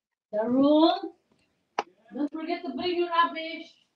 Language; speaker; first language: English; non-native, local second language; Filipino